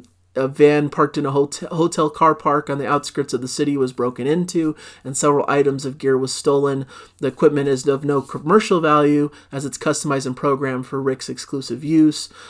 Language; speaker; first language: English; native; English